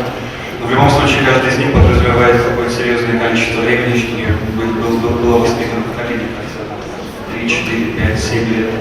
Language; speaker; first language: Russian; native; Russian